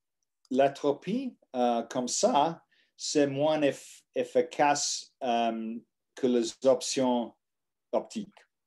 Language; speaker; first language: French; non-native, learner; English